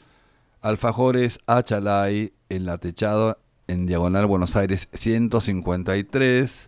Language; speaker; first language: Spanish; native; Spanish